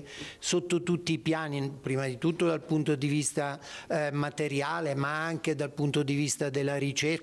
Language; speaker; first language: Italian; native; Italian